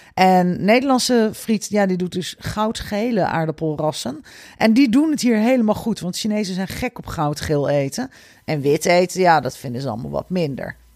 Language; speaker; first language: Dutch; native; Dutch